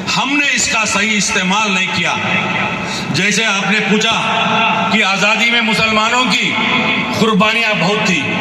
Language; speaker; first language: Urdu; native; Urdu